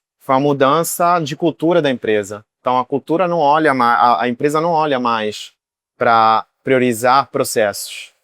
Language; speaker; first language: Portuguese; non-native, fluent; Italian